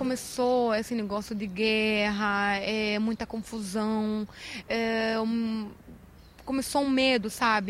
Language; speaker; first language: Portuguese; non-native, fluent; Arabic